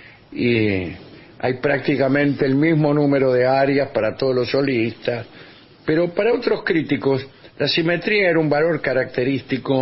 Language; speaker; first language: Spanish; native; Spanish